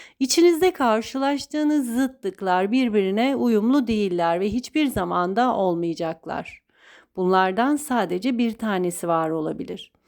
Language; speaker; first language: Turkish; native; Turkish